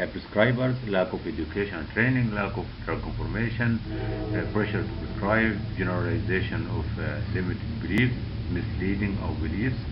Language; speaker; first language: English; non-native, local second language; Arabic